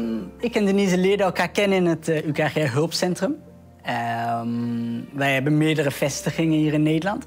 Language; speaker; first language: Dutch; early bilingual, other home language; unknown